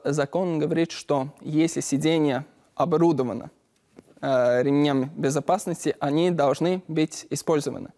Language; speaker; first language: Russian; non-native, learner; Latvian